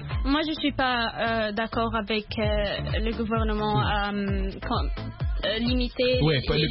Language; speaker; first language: French; non-native, learner; Arabic